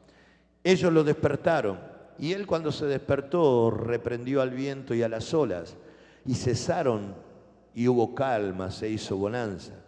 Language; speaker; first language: Spanish; native; Spanish